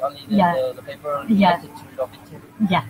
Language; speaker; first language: English; non-native, learner; Vietnamese